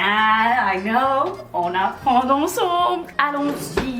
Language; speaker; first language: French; non-native, fluent; English